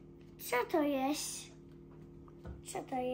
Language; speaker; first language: Polish; early bilingual, heritage; Polish